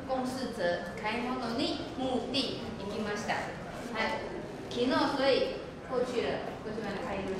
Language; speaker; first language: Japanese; non-native, fluent; Chinese